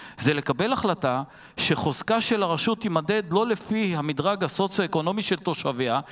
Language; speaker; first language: Hebrew; native; Hebrew